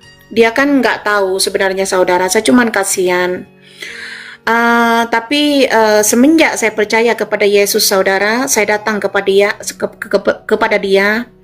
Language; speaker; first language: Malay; non-native, local second language; Madurese